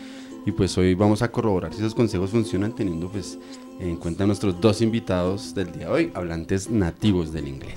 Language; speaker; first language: Spanish; native; Spanish